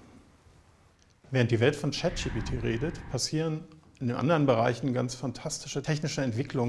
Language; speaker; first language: German; native; German